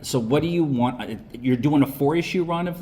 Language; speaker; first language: English; native; English